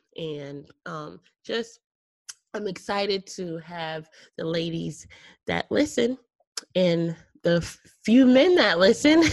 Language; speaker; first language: English; native; English